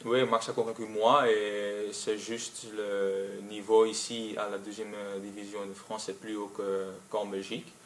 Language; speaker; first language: French; non-native, local second language; Dutch